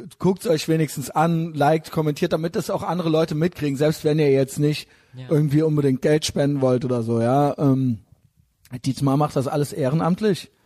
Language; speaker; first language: German; native; German